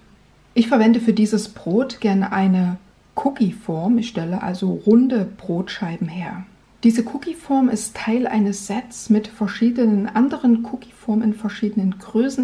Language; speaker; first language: German; native; German